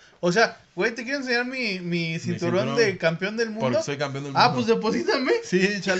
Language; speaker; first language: Spanish; native; Spanish